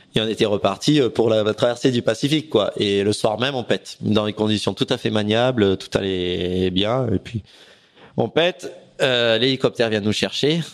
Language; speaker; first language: French; native; French